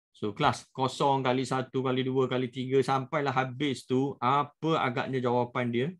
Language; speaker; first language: Malay; native; Malay